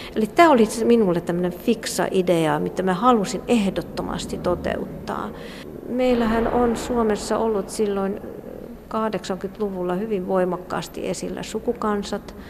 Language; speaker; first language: Finnish; non-native, fluent; Hungarian